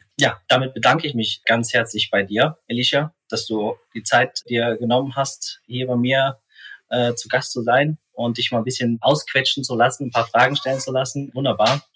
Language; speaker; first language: German; native; German